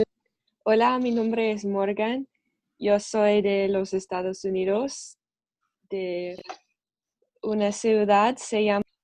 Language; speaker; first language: Spanish; non-native, fluent; English